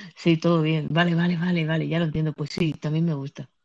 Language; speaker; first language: Spanish; native; Spanish